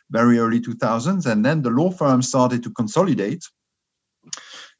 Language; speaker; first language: English; non-native, fluent; French